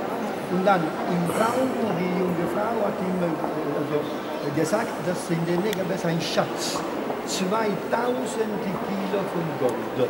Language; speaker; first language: German; non-native, learner; Italian